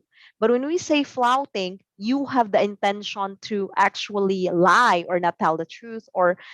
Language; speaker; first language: English; non-native, local second language; Cebuano